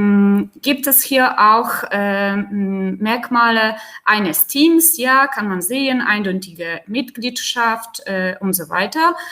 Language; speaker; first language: German; non-native, fluent; Polish